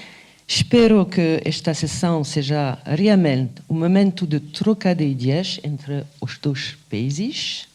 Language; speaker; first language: Portuguese; non-native, fluent; French